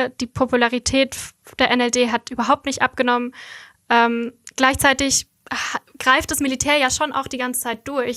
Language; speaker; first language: German; native; German